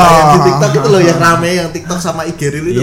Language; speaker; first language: Indonesian; native; Indonesian